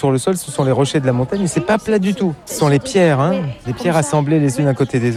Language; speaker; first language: French; native; French